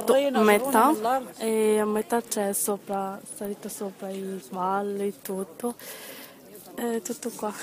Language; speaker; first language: Italian; non-native, fluent; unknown